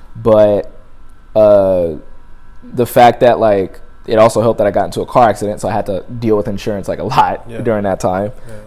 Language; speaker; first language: English; native; English